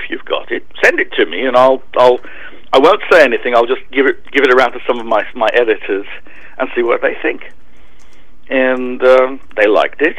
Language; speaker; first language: English; native; English